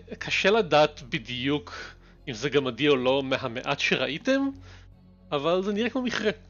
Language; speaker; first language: Hebrew; native; Hebrew